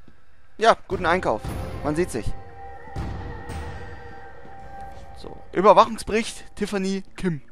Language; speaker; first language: German; native; German